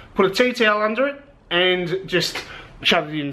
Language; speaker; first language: English; native; English